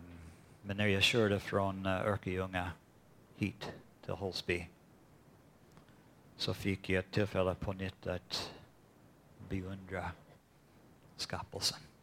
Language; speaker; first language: Swedish; non-native, fluent; English